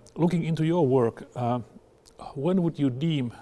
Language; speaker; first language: English; non-native, fluent; Finnish